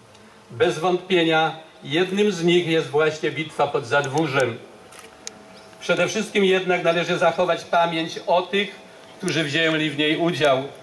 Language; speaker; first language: Polish; native; Polish